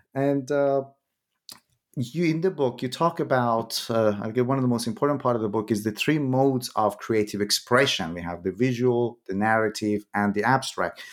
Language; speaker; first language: English; non-native, fluent; Persian